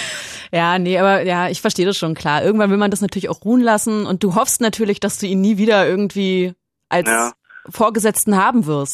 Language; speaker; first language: German; native; German